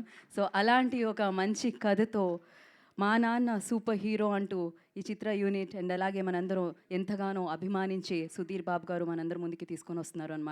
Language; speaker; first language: Telugu; native; Telugu